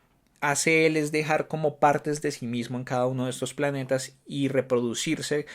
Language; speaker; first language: Spanish; native; Spanish